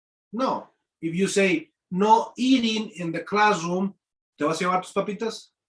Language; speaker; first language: Spanish; native; Spanish